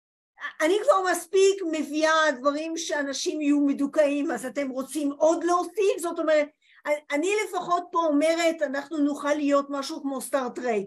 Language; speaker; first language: Hebrew; non-native, fluent; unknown